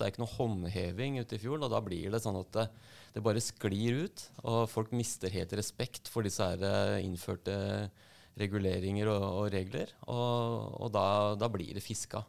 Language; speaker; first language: Norwegian; native; Norwegian